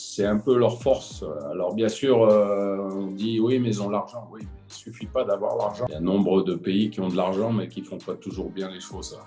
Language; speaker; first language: French; native; French